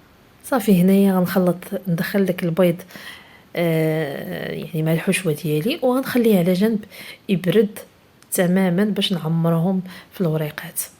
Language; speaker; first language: Arabic; native; Arabic